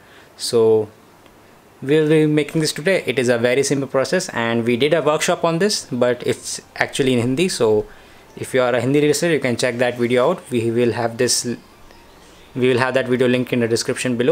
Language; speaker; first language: English; non-native, local second language; Hindi